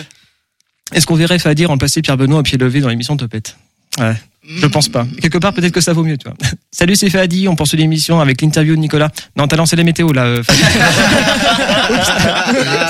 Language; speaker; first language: French; native; French